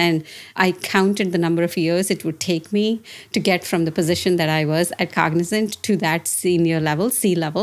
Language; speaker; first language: English; non-native, local second language; Telugu